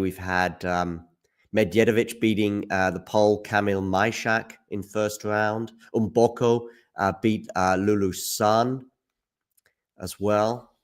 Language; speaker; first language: English; native; English